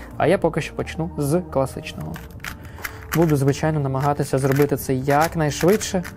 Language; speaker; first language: Ukrainian; non-native, local second language; Russian